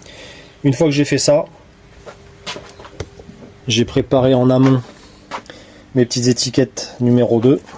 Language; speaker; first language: French; native; French